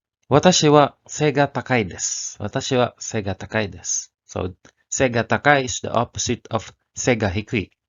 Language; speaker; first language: Japanese; non-native, learner; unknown